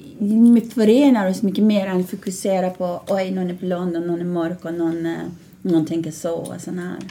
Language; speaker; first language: Swedish; non-native, fluent; Persian